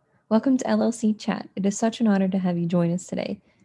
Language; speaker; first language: English; native; English